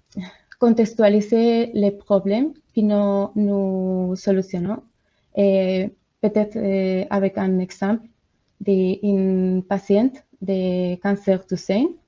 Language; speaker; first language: French; non-native, learner; Spanish